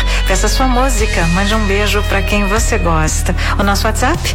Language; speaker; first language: Portuguese; native; Portuguese